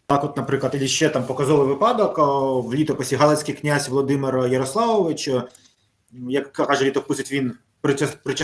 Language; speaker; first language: Ukrainian; native; Ukrainian